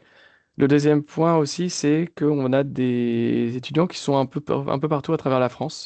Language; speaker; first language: French; native; French